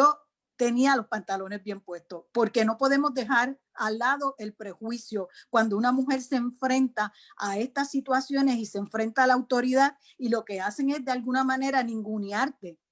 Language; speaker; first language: Spanish; native; Spanish